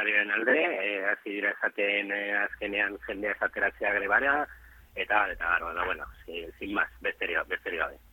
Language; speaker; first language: Basque; native; Basque